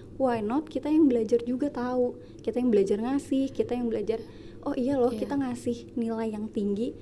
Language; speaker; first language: Indonesian; native; Indonesian